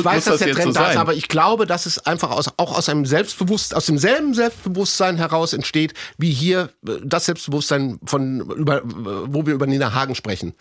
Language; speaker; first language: German; native; German